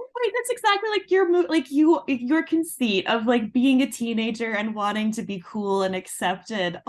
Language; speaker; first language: English; native; English